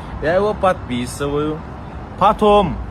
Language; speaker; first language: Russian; non-native, local second language; Kazakh